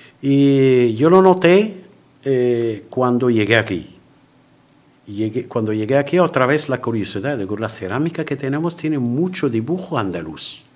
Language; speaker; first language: Spanish; non-native, fluent; Arabic